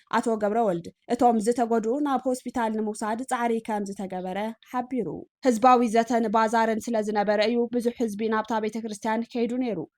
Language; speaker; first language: Tigrinya; native; Tigrinya